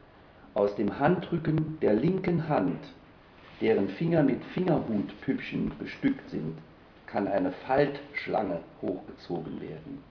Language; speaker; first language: German; native; German